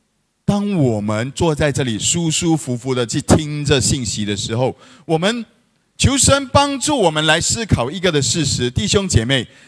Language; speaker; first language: Chinese; native; Chinese